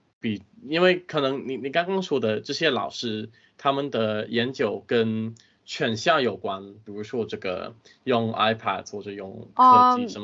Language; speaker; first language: Chinese; non-native, fluent; English